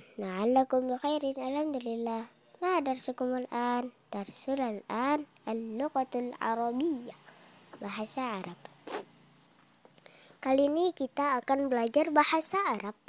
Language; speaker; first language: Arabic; non-native, fluent; Indonesian